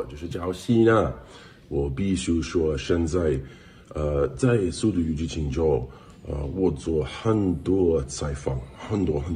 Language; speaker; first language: Chinese; non-native, learner; English